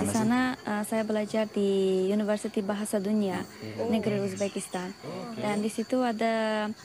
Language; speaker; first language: Indonesian; non-native, learner; Uzbek